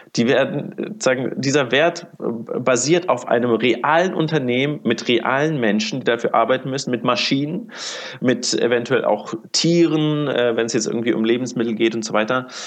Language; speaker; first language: German; early bilingual, other home language; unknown